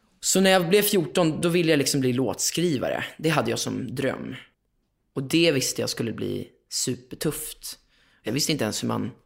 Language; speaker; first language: Swedish; native; Swedish